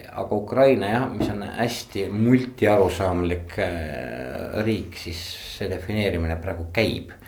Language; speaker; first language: Estonian; native; Estonian